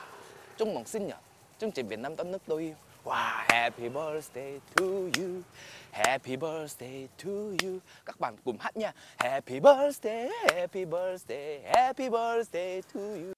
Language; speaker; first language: Vietnamese; non-native, fluent; Korean